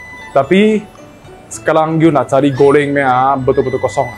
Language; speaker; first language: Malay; non-native, local second language; Chinese